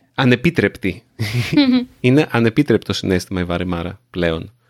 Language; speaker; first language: Greek; native; Greek